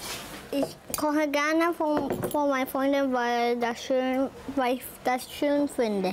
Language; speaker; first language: German; early bilingual, heritage; German